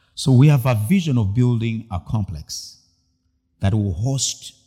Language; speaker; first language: English; non-native, local second language; Ganda